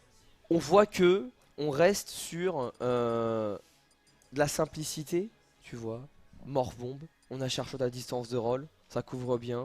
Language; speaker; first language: French; native; French